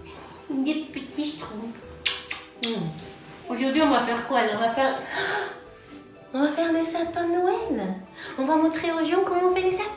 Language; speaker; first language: French; native; French